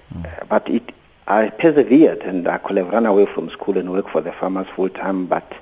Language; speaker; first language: English; non-native, local second language; Venda